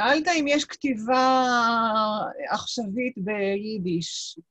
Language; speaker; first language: Hebrew; non-native, local second language; Yiddish